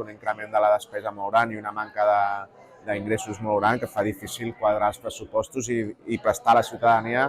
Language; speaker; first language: Catalan; native; Catalan